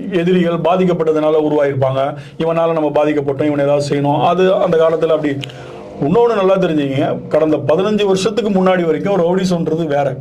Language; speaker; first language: Tamil; native; Tamil